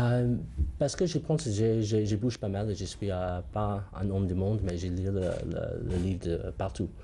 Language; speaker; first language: French; non-native, learner; English